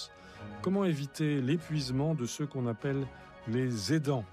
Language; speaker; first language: French; native; French